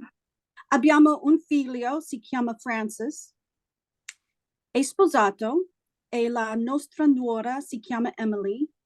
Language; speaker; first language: Italian; non-native, learner; English